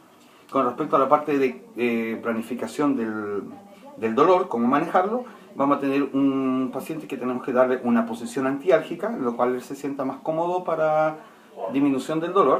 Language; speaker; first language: Spanish; native; Spanish